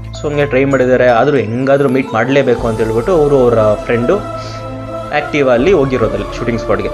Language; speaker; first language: Kannada; non-native, local second language; Telugu